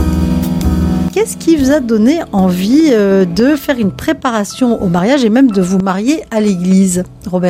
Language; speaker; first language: French; native; French